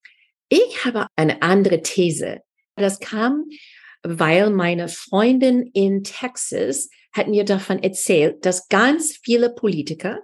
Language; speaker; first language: German; non-native, fluent; English